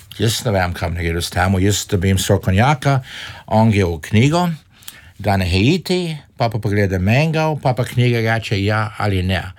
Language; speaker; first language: Slovenian; early bilingual, heritage; Slovenian